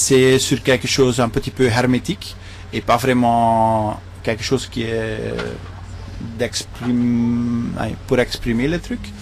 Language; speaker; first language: French; non-native, local second language; Dutch